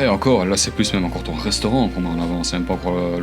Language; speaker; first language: French; native; French